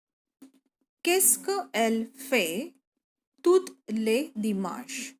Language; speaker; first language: French; non-native, learner; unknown